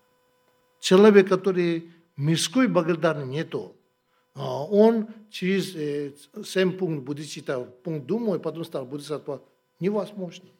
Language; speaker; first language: Russian; non-native, learner; Tibetan